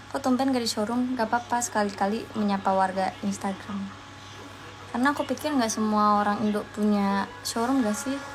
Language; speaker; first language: Indonesian; early bilingual, other home language; Japanese